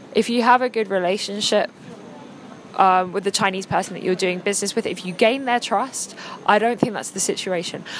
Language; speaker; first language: English; native; English